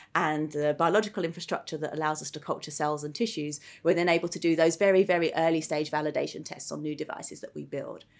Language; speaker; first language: English; native; English